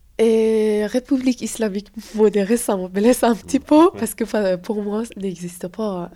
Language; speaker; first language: French; non-native, fluent; Persian